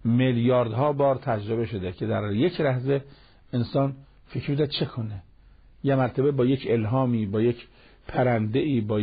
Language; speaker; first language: Persian; native; Persian